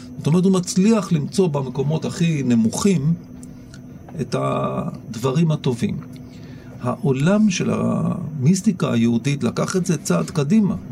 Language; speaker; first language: Hebrew; native; Hebrew